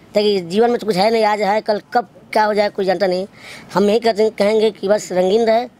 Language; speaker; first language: Hindi; native; Hindi